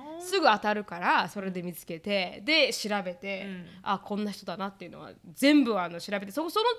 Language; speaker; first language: Japanese; native; Japanese